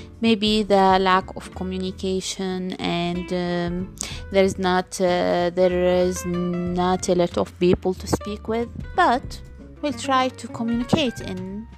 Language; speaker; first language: English; non-native, learner; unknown